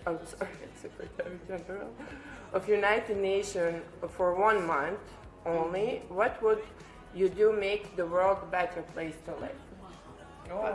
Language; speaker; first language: English; non-native, learner; Serbian